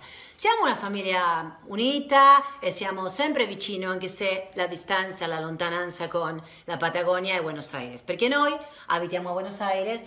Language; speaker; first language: Italian; non-native, learner; Spanish